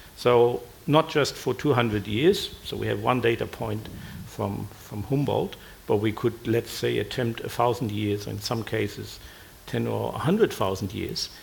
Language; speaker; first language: English; non-native, fluent; German